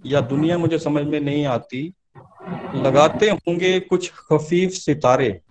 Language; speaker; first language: Hindi; native; Hindi